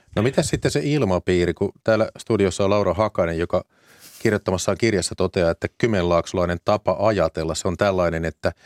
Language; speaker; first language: Finnish; native; Finnish